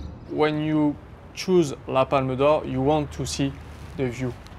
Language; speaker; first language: English; non-native, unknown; French